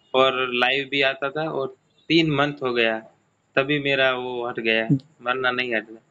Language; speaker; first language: Hindi; non-native, local second language; Gujarati